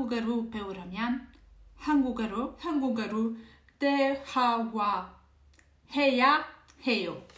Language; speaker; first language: Korean; non-native, learner; Italian